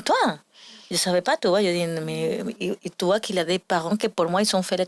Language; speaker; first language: French; non-native, learner; Spanish